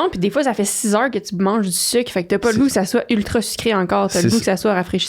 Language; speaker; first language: French; native; French